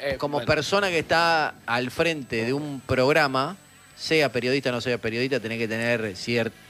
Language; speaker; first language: Spanish; native; Spanish